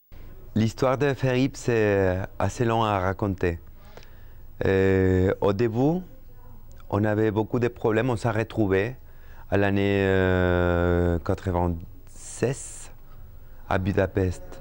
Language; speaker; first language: French; non-native, fluent; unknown